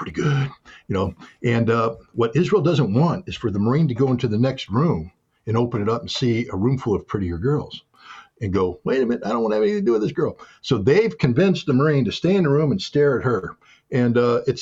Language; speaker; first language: English; native; English